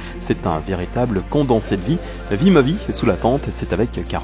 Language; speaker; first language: French; native; French